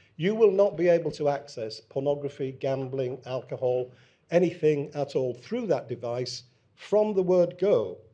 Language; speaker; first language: English; native; English